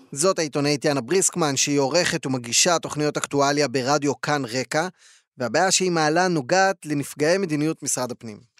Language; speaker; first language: Hebrew; native; Hebrew